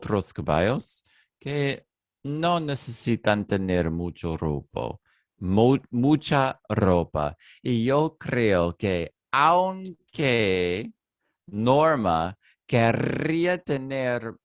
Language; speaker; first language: Spanish; non-native, learner; English